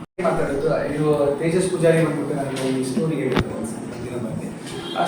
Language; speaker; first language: Kannada; non-native, local second language; Tulu